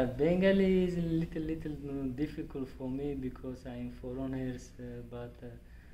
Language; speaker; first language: English; non-native, learner; Tajik